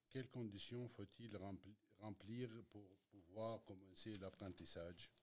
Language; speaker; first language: French; non-native, learner; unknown